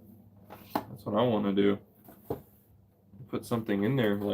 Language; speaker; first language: English; native; English